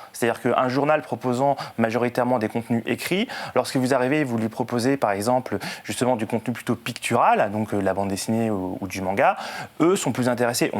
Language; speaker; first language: French; native; French